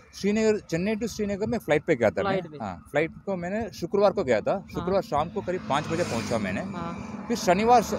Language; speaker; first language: Hindi; non-native, local second language; Tamil